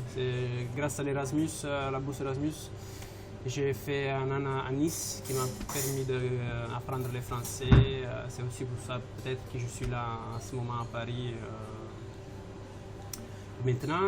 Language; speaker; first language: French; non-native, fluent; Italian